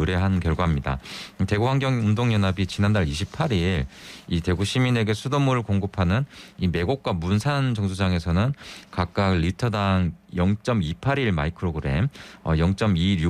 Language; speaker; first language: Korean; native; Korean